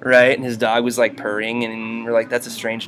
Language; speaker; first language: English; native; English